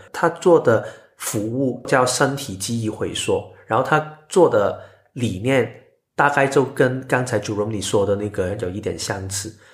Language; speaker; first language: Chinese; non-native, local second language; Cantonese